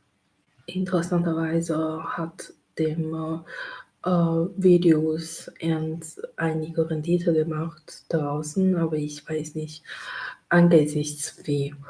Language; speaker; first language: German; non-native, learner; Chinese